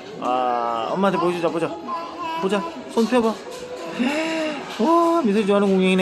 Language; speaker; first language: Korean; native; Korean